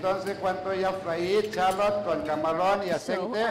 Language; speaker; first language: Spanish; non-native, learner; Thai